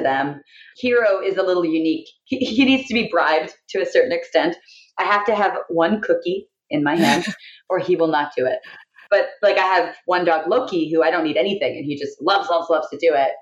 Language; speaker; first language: English; native; English